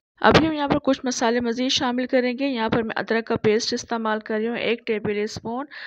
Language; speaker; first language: Urdu; native; Urdu